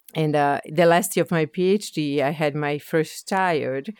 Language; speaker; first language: English; non-native, fluent; Portuguese